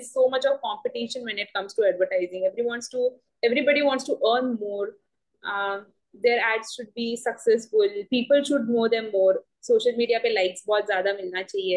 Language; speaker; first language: English; non-native, local second language; Marathi